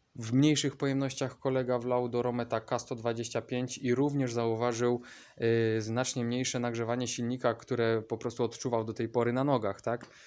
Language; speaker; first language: Polish; native; Polish